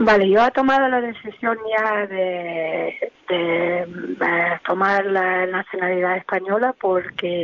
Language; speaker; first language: Spanish; non-native, learner; English